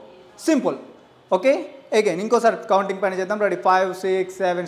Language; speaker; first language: Telugu; native; Telugu